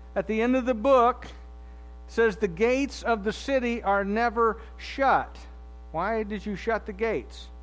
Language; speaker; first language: English; native; English